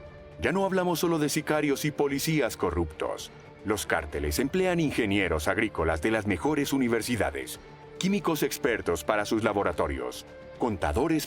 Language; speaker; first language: Spanish; native; Spanish